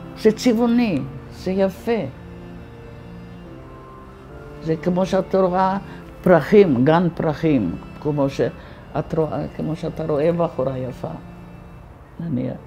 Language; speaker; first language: Hebrew; non-native, fluent; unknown